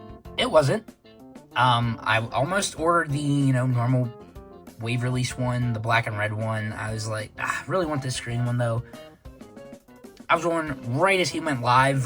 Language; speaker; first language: English; native; English